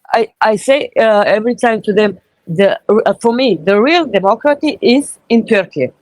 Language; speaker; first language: English; non-native, fluent; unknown